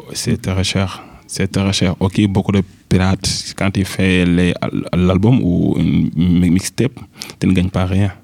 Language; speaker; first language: French; non-native, local second language; Wolof